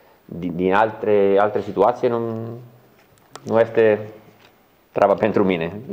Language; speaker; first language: Romanian; non-native, learner; Italian